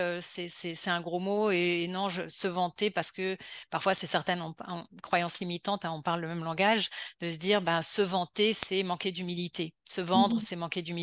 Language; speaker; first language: French; native; French